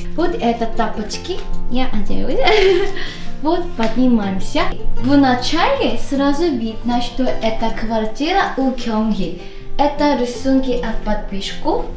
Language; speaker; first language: Russian; non-native, learner; Korean